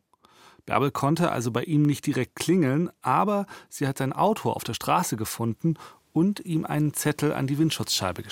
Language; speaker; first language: German; native; German